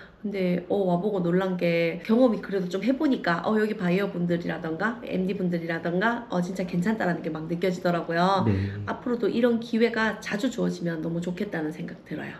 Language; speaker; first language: Korean; native; Korean